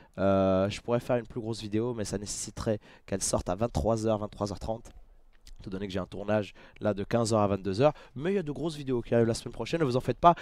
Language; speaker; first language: French; native; French